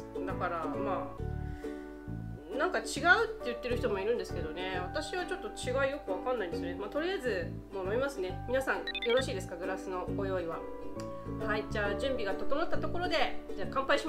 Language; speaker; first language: Japanese; native; Japanese